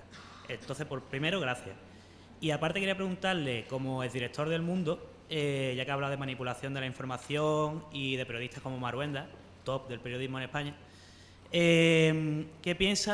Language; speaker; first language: Spanish; native; Spanish